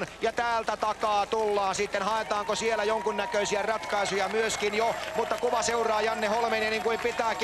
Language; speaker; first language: Finnish; native; Finnish